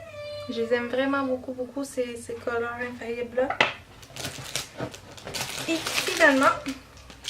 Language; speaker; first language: French; native; French